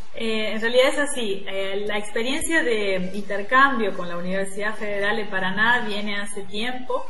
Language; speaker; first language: Spanish; native; Spanish